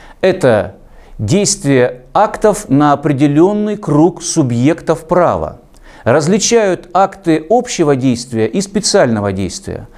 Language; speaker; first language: Russian; native; Russian